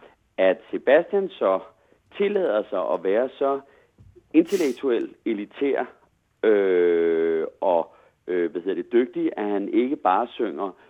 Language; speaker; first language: Danish; native; Danish